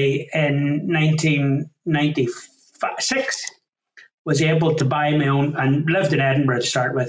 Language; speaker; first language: English; native; English